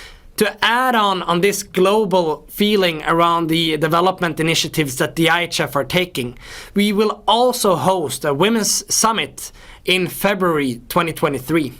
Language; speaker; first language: English; non-native, fluent; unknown